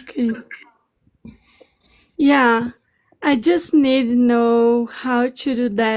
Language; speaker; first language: English; non-native, learner; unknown